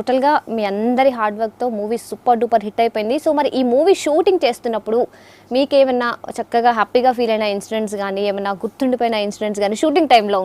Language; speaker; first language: Telugu; native; Telugu